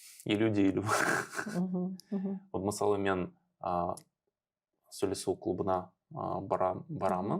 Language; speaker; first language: Kazakh; non-native, learner; Russian